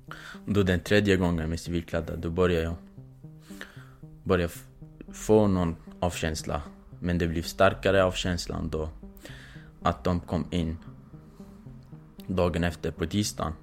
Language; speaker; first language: Swedish; non-native, fluent; Kurdish